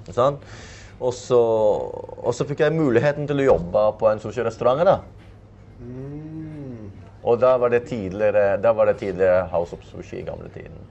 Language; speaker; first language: Norwegian; non-native, fluent; Filipino